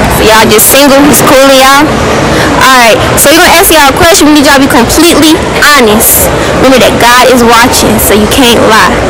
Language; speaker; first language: English; native; English